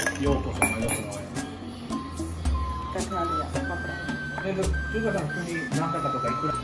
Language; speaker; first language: Japanese; non-native, learner; Russian